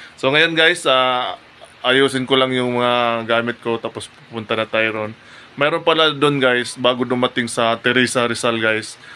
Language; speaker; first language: Filipino; non-native, local second language; Cebuano